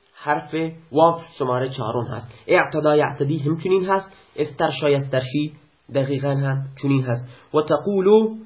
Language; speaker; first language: Persian; native; Persian